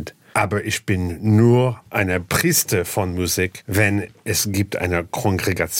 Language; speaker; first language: German; non-native, fluent; English